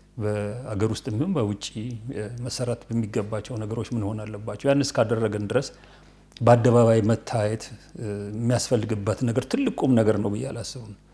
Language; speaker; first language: Amharic; native; Amharic